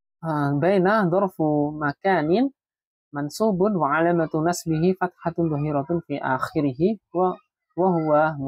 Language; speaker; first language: Arabic; non-native, fluent; Indonesian